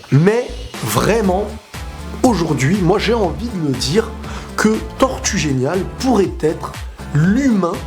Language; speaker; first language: French; native; French